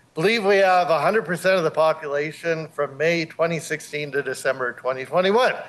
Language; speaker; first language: English; native; English